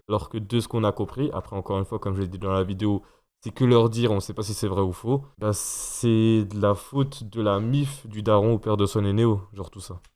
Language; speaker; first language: French; native; French